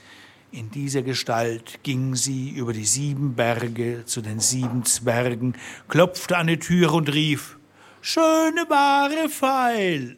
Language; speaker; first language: German; native; German